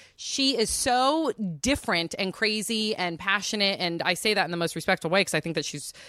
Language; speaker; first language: English; native; English